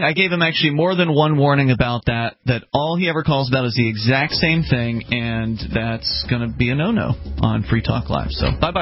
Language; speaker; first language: English; native; English